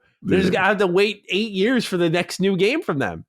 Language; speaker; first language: English; native; English